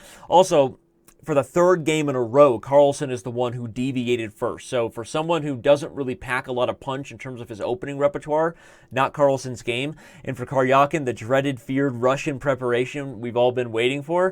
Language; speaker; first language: English; native; English